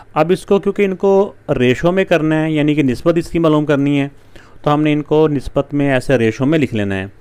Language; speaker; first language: Urdu; non-native, local second language; Punjabi